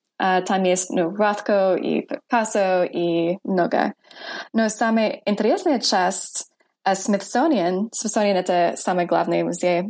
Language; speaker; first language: Russian; non-native, fluent; English